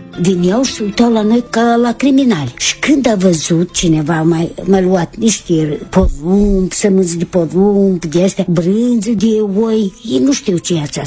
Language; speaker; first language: Romanian; native; Romanian